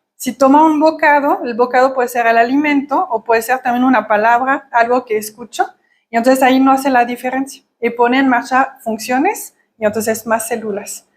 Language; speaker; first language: Spanish; non-native, fluent; French